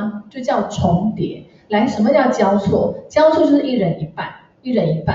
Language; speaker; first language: Chinese; native; Chinese